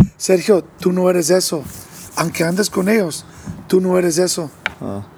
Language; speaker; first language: Spanish; early bilingual, heritage; English